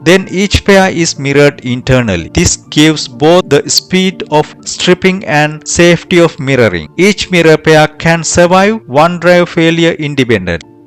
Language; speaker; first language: English; non-native, fluent; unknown